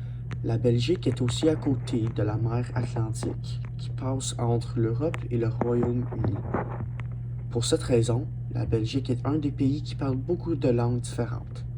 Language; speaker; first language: French; non-native, learner; English